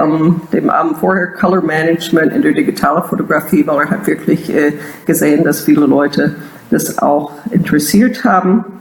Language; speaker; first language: German; non-native, fluent; English